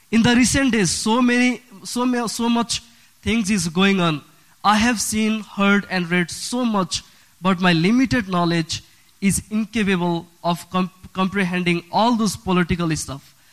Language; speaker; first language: English; non-native, fluent; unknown